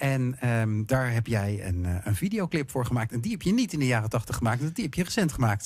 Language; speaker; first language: Dutch; native; Dutch